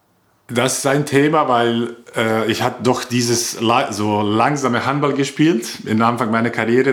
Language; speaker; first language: German; non-native, learner; Croatian